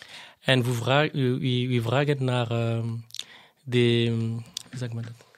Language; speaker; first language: Dutch; non-native, fluent; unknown